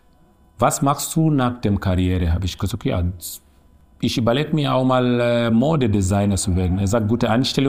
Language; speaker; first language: German; non-native, learner; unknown